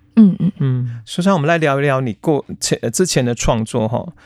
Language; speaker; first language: Chinese; native; Chinese